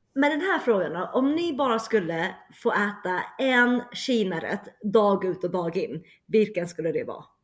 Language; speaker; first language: Swedish; early bilingual, other home language; Chinese